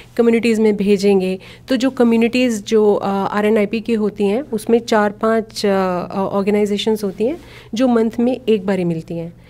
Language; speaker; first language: Hindi; native; Hindi